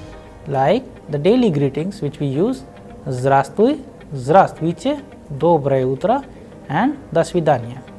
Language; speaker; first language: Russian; non-native, fluent; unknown